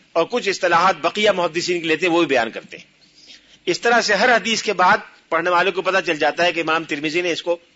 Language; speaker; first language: Urdu; native; Urdu